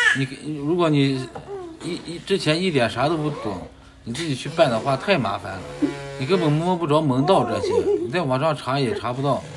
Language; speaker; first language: Chinese; native; Chinese